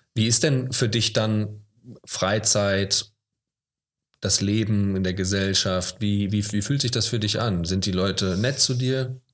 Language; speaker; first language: German; native; German